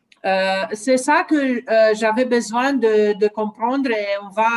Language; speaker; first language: French; non-native, learner; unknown